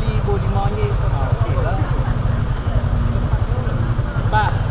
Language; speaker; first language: Malay; native; Malay